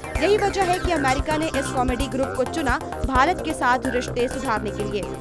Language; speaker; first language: Hindi; native; Hindi